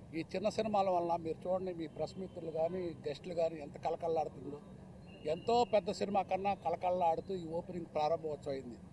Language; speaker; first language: Telugu; native; Telugu